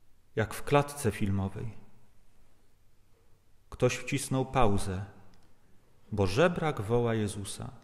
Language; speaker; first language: Polish; native; Polish